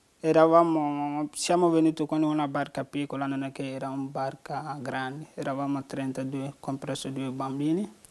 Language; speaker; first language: Italian; non-native, learner; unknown